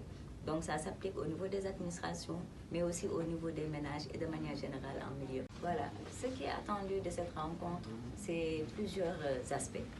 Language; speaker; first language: French; non-native, local second language; Wolof